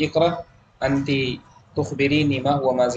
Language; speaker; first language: Arabic; non-native, fluent; Urdu